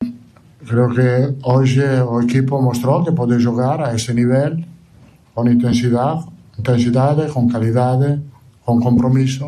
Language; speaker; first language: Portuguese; non-native, learner; Italian